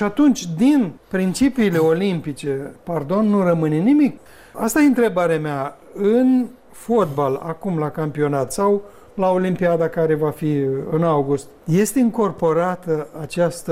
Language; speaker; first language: Romanian; native; Romanian